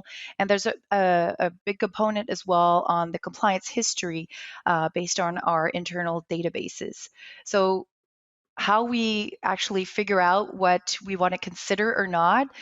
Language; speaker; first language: English; non-native, local second language; French